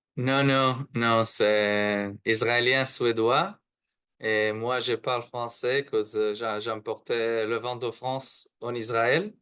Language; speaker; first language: French; non-native, learner; Hebrew